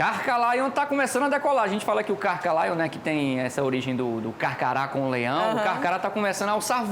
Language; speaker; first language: Portuguese; native; Portuguese